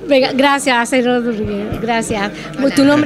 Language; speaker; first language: Spanish; native; Spanish